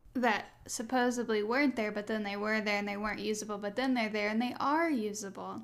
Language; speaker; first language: English; native; English